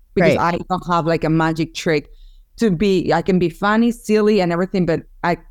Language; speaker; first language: English; non-native, fluent; Spanish